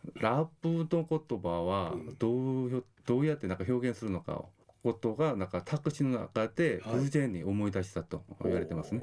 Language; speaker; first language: Japanese; non-native, fluent; Korean